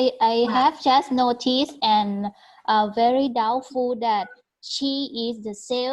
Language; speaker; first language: English; non-native, learner; Thai